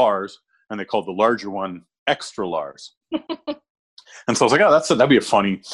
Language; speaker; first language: English; native; English